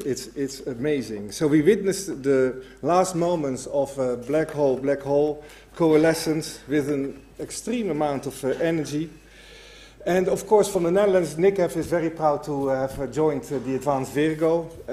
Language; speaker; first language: English; non-native, fluent; Dutch